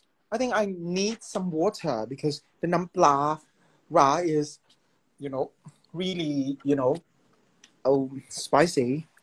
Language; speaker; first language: English; non-native, learner; Thai